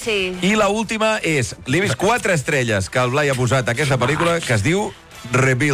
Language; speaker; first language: Catalan; native; Catalan